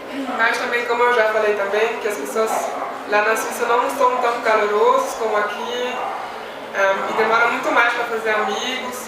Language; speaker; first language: Portuguese; non-native, fluent; Swiss German